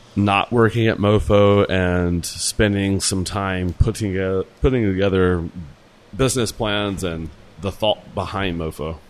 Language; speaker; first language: English; native; English